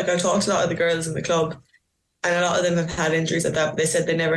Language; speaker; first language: English; native; English